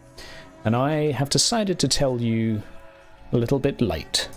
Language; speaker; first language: English; native; English